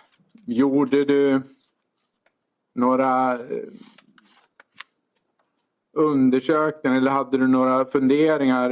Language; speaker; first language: Swedish; native; Swedish